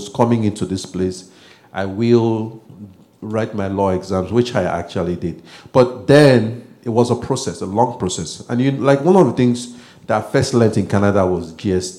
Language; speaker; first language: English; non-native, local second language; Yoruba